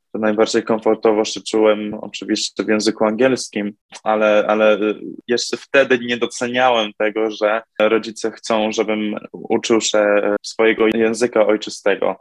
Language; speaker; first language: Polish; early bilingual, heritage; Polish